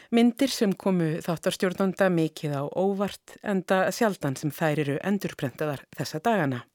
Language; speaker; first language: Icelandic; native; Icelandic